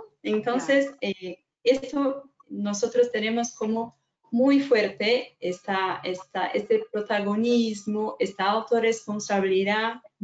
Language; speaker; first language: Spanish; non-native, fluent; Portuguese